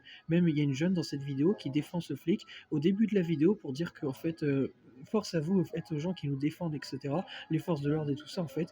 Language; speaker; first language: French; native; French